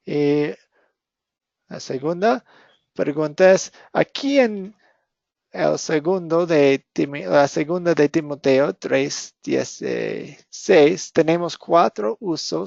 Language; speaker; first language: Spanish; non-native, fluent; English